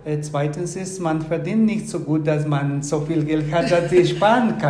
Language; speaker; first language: German; non-native, fluent; Spanish